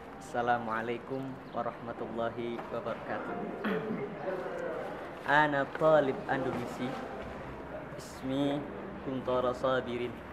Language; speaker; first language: Arabic; non-native, learner; Indonesian